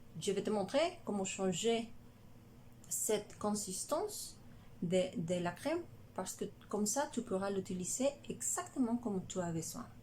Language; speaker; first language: French; non-native, learner; Spanish